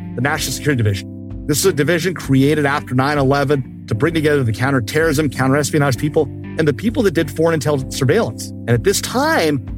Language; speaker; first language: English; early bilingual, other home language; Hindi